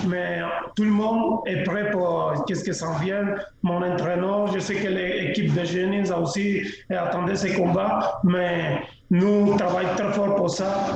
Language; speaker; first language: French; non-native, local second language; Spanish